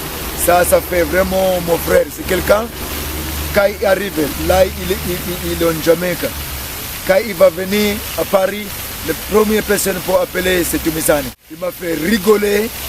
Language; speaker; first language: French; non-native, learner; English